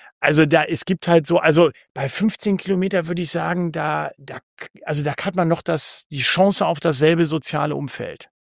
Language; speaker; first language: German; native; German